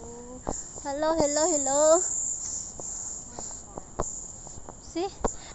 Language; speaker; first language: English; non-native, learner; Filipino